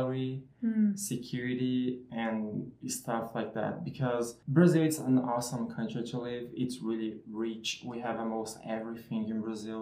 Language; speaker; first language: English; non-native, fluent; Portuguese